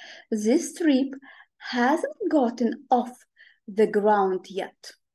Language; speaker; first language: English; non-native, fluent; Ukrainian